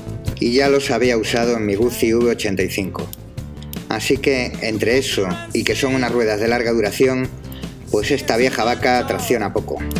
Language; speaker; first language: Spanish; native; Spanish